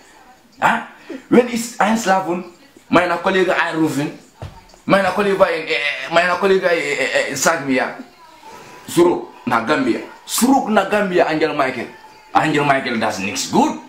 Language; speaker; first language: German; non-native, learner; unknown